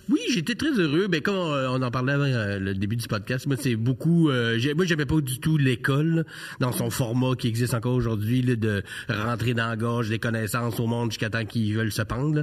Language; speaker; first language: French; native; French